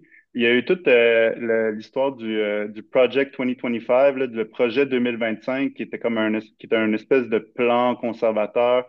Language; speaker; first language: French; native; French